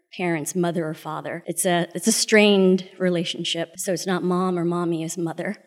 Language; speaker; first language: English; early bilingual, other home language; Spanish